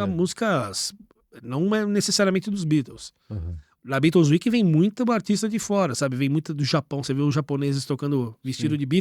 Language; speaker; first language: Portuguese; native; Portuguese